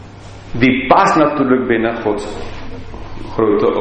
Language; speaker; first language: Dutch; non-native, fluent; English